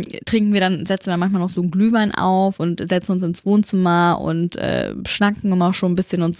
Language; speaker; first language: German; native; German